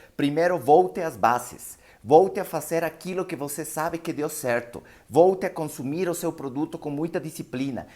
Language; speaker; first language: Portuguese; non-native, fluent; Spanish